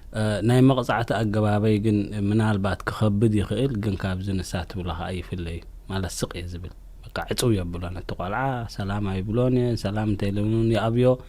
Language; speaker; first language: Tigrinya; native; Tigrinya